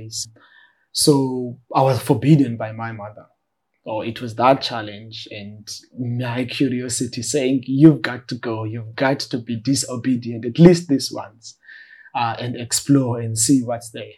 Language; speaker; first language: English; non-native, local second language; Xhosa